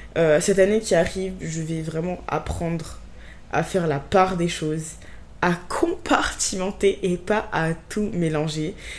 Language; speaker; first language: French; native; French